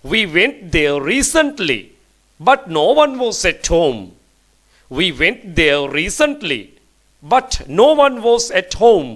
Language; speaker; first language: English; non-native, local second language; Sinhala